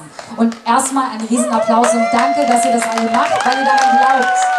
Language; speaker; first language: German; native; German